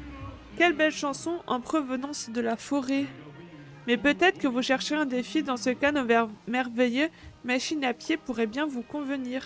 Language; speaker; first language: French; native; French